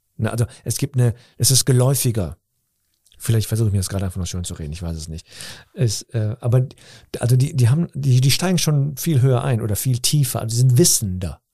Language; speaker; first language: German; early bilingual, other home language; Turkish